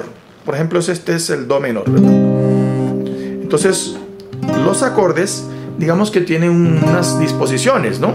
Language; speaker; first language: Spanish; native; Spanish